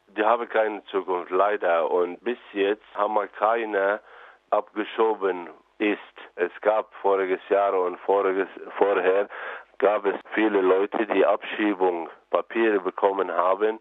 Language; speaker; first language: German; non-native, fluent; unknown